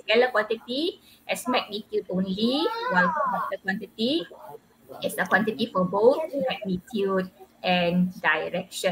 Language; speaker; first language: English; non-native, local second language; Malay